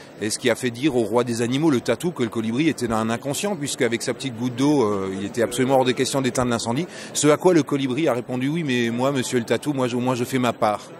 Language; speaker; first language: French; native; French